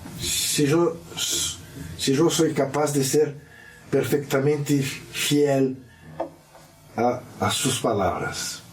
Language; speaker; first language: Spanish; non-native, learner; Portuguese